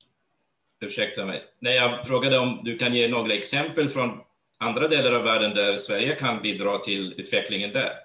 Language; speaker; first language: Swedish; non-native, fluent; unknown